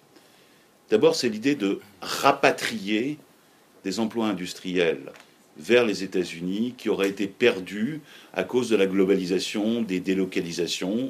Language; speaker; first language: French; native; French